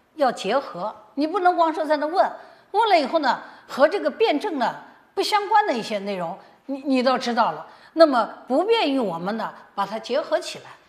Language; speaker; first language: Chinese; native; Chinese